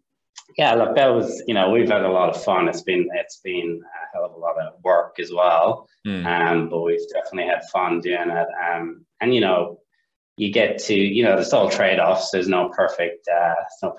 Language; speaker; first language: English; native; English